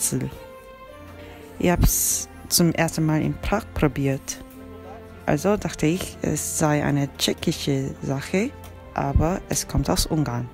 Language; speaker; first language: German; non-native, fluent; Korean